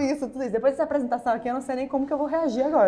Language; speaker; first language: Portuguese; native; Portuguese